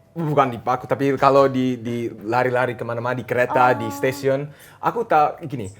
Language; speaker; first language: Indonesian; early bilingual, heritage; English